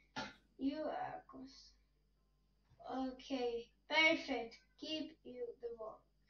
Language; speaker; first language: English; non-native, local second language; Slovak